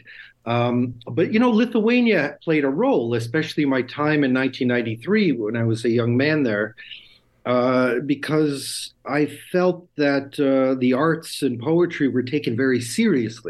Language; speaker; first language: English; native; English